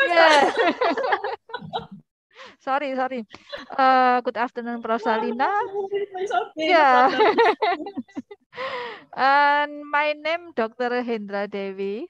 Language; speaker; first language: English; non-native, learner; Indonesian